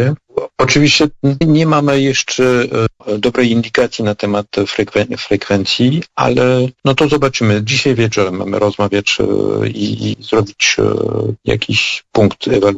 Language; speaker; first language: Polish; non-native, fluent; French